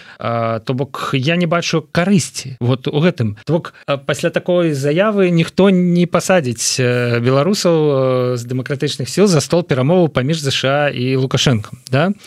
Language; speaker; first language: Belarusian; non-native, local second language; Russian